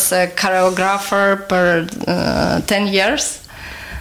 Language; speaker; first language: English; non-native, learner; Ukrainian